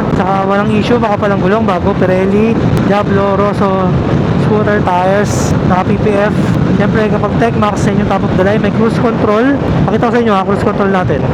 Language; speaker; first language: Filipino; native; Filipino